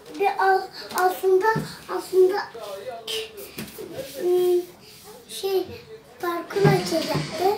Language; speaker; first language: Turkish; early bilingual, heritage; Turkish